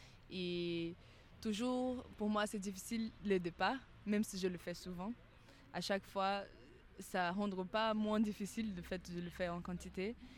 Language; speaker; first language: French; non-native, fluent; Portuguese